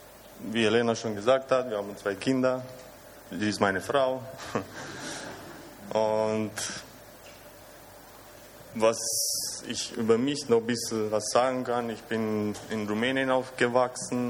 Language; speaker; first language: German; non-native, fluent; Romanian